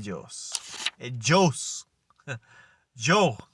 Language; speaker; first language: Spanish; non-native, learner; English